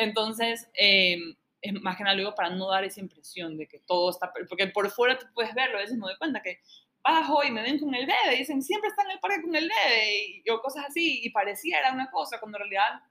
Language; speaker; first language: Spanish; native; Spanish